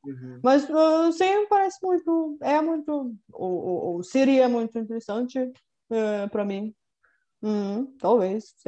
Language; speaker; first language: Portuguese; non-native, fluent; Bulgarian